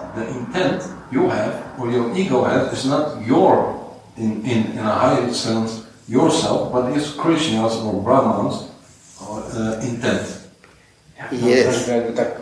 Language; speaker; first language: English; non-native, fluent; Dutch